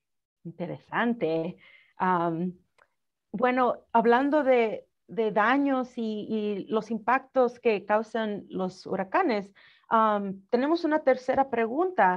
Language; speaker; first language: Spanish; early bilingual, heritage; Spanish